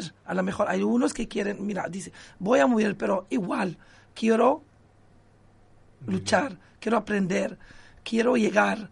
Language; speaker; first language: Spanish; non-native, local second language; Arabic